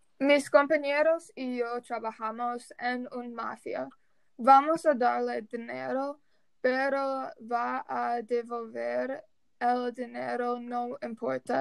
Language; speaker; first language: Spanish; non-native, learner; English